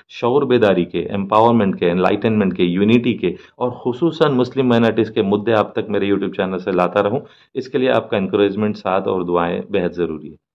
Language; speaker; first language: Hindi; non-native, local second language; Urdu